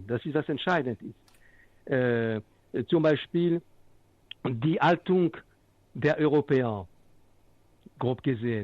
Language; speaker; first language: German; non-native, fluent; French